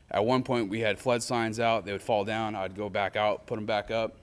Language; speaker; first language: English; native; English